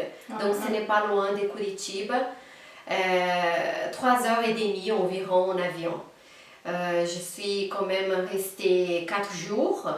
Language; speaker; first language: French; non-native, fluent; Portuguese